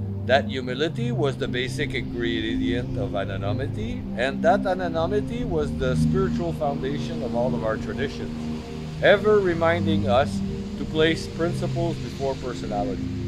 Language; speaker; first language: English; non-native, fluent; French